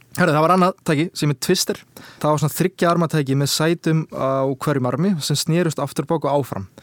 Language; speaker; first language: Icelandic; early bilingual, heritage; Icelandic